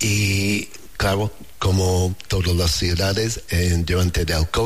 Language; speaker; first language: Spanish; non-native, learner; English